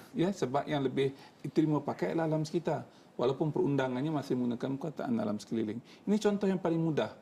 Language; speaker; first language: Malay; native; Malay